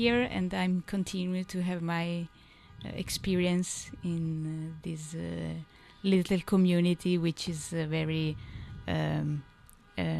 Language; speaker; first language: English; non-native, fluent; Italian